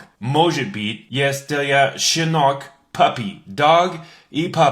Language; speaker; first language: Russian; non-native, learner; English